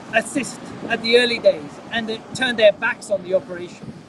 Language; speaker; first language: English; non-native, local second language; Morisyen